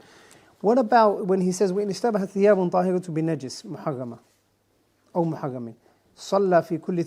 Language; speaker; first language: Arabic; non-native, fluent; English